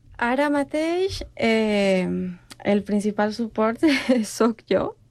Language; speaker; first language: Catalan; non-native, learner; Spanish